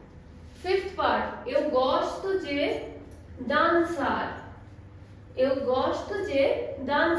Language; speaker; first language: Portuguese; non-native, fluent; Hindi